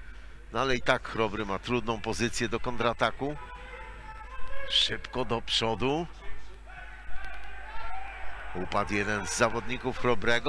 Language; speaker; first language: Polish; native; Polish